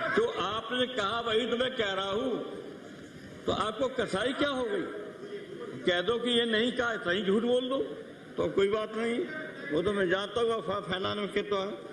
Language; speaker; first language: Hindi; native; Hindi